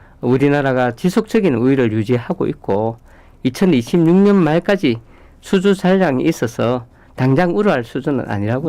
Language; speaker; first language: Korean; native; Korean